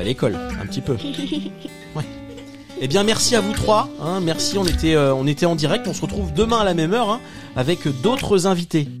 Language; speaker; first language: French; native; French